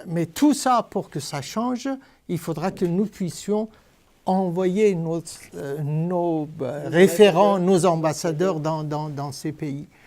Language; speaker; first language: French; non-native, fluent; Persian